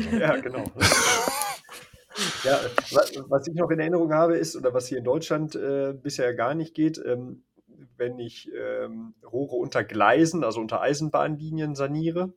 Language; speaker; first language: German; native; German